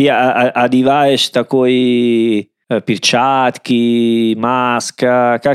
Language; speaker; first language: Russian; non-native, learner; Italian